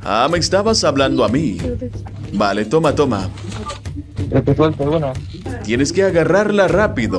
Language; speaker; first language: Spanish; native; Spanish